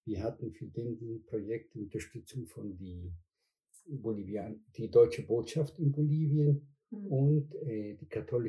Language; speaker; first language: German; non-native, fluent; Spanish